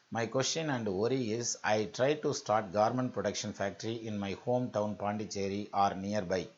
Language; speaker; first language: English; non-native, local second language; Tamil